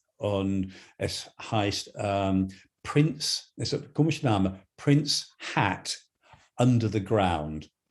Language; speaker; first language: German; non-native, fluent; English